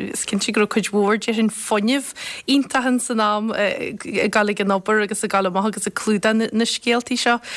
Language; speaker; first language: Irish; native; Irish